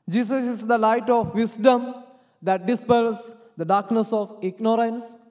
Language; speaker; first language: English; non-native, local second language; Malayalam